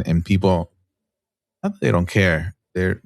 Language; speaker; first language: English; non-native, fluent; Spanish